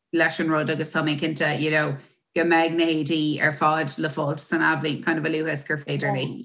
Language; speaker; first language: Irish; non-native, local second language; English